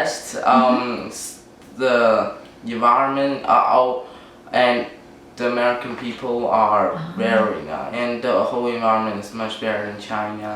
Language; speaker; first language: English; non-native, fluent; Chinese